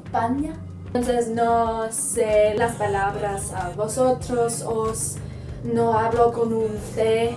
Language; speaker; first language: Spanish; early bilingual, heritage; English